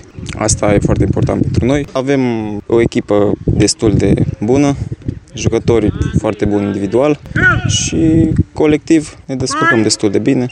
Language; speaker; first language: Romanian; early bilingual, heritage; Romanian